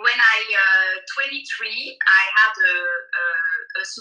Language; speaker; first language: English; non-native, learner; French